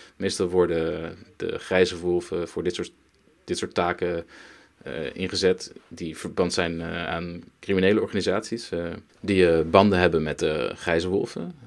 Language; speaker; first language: Dutch; early bilingual, other home language; Turkish